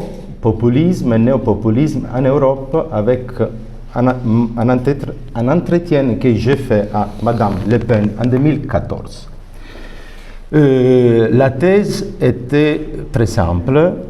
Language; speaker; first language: French; non-native, fluent; Italian